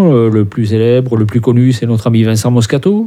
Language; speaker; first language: French; native; French